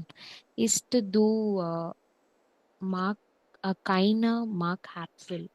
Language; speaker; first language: German; non-native, learner; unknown